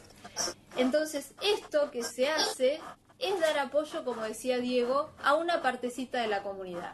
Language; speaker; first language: Spanish; native; Spanish